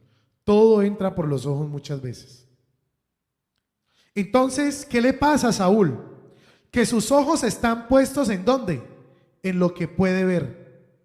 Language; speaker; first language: Spanish; native; Spanish